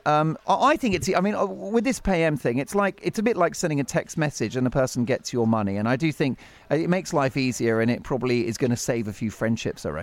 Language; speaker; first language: English; native; English